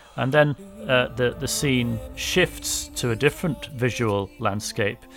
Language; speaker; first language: English; native; English